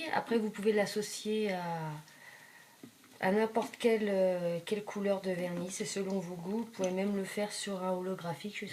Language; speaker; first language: French; native; French